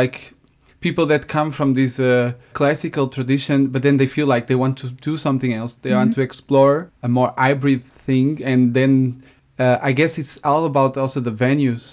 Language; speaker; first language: English; non-native, fluent; Portuguese